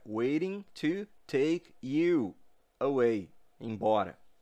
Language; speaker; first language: English; non-native, fluent; Portuguese